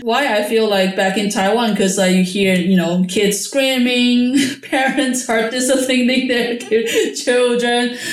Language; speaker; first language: English; non-native, fluent; Chinese